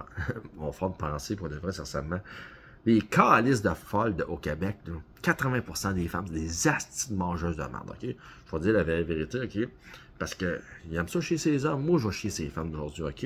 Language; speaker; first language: French; native; French